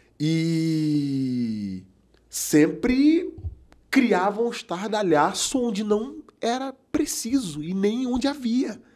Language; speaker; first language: Portuguese; native; Portuguese